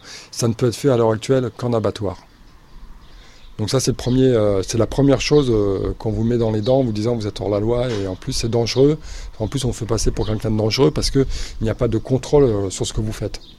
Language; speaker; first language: French; native; French